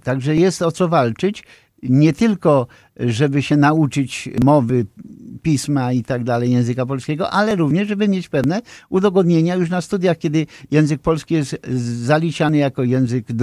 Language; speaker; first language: Polish; native; Polish